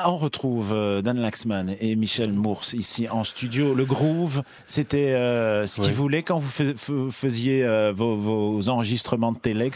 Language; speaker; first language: French; native; French